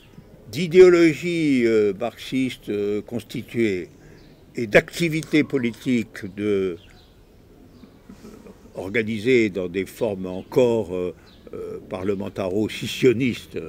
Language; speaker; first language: French; native; French